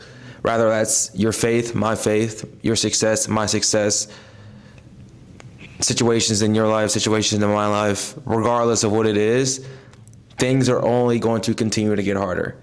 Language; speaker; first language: English; native; English